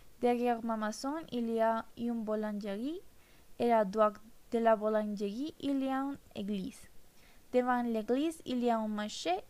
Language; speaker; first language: French; non-native, learner; Spanish